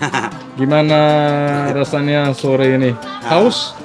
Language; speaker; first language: Indonesian; non-native, learner; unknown